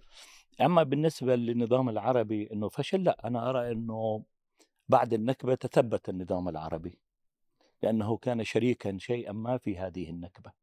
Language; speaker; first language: Arabic; native; Arabic